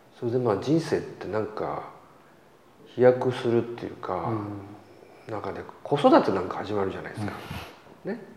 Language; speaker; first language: Japanese; native; Japanese